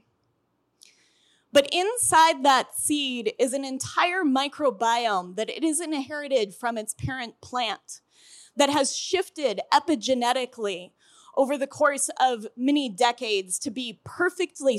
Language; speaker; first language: English; native; English